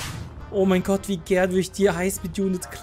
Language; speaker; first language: German; native; German